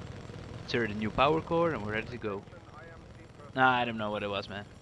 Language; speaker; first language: English; non-native, fluent; Dutch